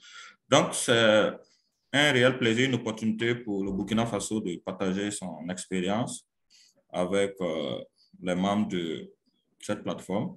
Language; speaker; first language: French; non-native, local second language; Mossi